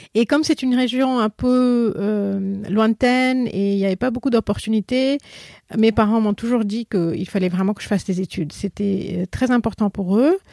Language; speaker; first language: French; non-native, fluent; Assamese